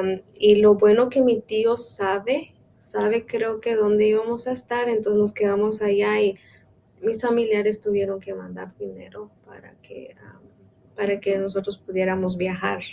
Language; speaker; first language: Spanish; non-native, local second language; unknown